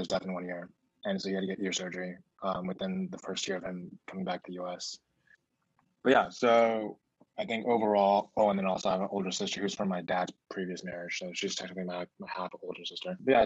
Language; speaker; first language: English; early bilingual, other home language; Chinese